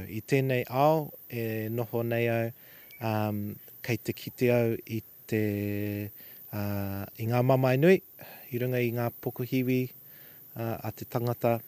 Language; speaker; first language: Māori; non-native, local second language; English